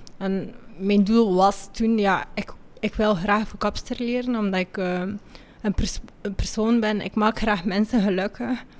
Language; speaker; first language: Dutch; early bilingual, other home language; Amharic